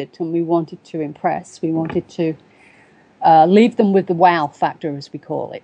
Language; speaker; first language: English; native; English